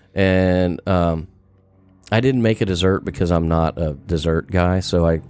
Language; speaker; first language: English; native; English